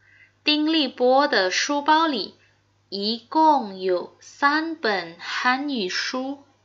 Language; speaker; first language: Chinese; non-native, fluent; Indonesian